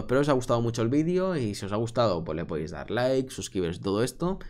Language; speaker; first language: Spanish; native; Spanish